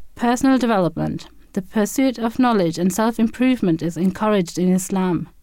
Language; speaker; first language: English; non-native, fluent; German